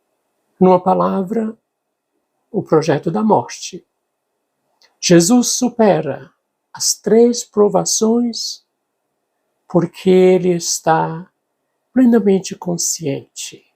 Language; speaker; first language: Portuguese; native; Portuguese